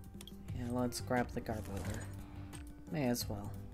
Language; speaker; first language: English; native; English